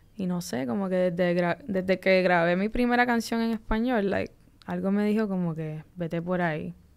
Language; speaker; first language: Spanish; early bilingual, heritage; Spanish